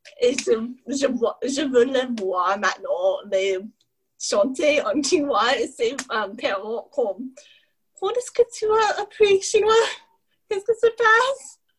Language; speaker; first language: French; non-native, learner; English